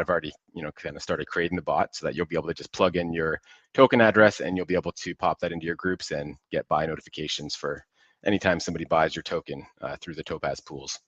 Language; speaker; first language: English; native; English